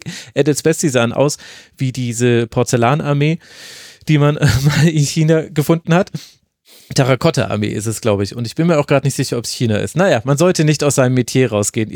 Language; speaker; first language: German; native; German